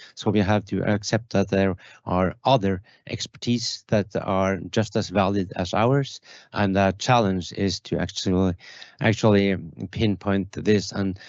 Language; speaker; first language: English; non-native, fluent; Norwegian